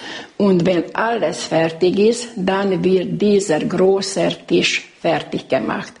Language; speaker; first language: German; non-native, local second language; Hungarian